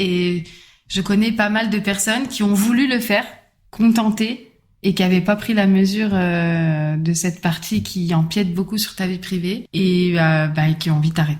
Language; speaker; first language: French; native; French